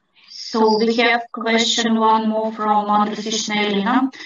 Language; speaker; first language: English; non-native, learner; Ukrainian